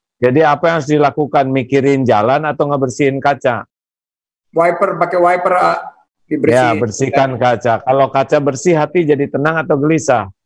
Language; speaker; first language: Indonesian; non-native, local second language; Sundanese